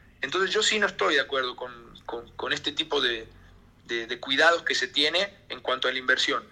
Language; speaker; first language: Spanish; native; Spanish